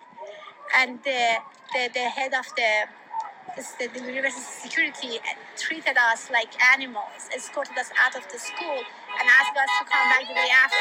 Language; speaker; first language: English; non-native, fluent; Persian